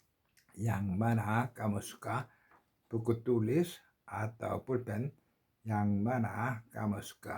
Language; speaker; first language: Indonesian; non-native, learner; Korean